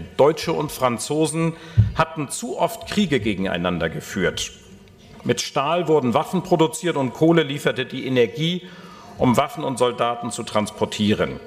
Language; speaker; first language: German; native; German